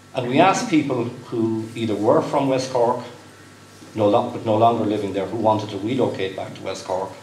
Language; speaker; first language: English; native; English